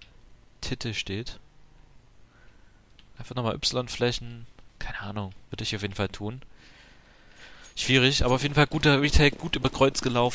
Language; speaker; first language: German; native; German